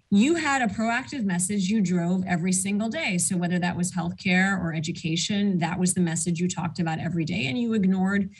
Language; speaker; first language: English; early bilingual, other home language; Arabic